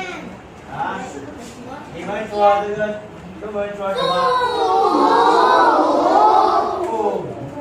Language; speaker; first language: Chinese; non-native, learner; Lao